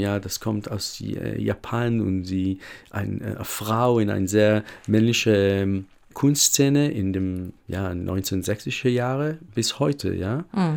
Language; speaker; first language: German; non-native, fluent; Hebrew